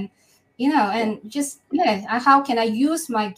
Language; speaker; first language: English; non-native, local second language; Filipino